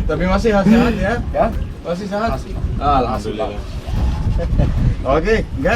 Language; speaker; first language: Indonesian; non-native, learner; Danish